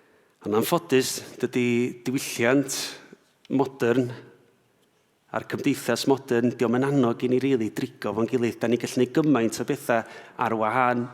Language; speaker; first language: Welsh; native; Welsh